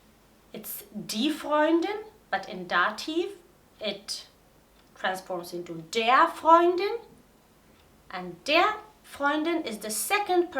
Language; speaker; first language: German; non-native, fluent; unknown